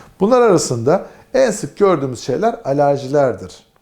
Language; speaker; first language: Turkish; native; Turkish